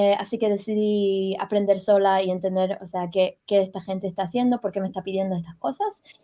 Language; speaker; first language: Spanish; early bilingual, heritage; Spanish